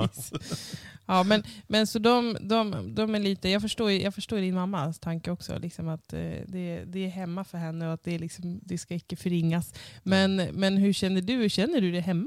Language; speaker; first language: Swedish; native; Swedish